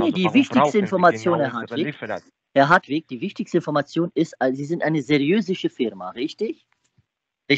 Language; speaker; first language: German; native; German